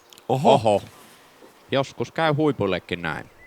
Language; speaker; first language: Finnish; native; Finnish